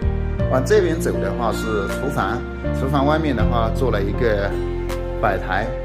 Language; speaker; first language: Chinese; native; Chinese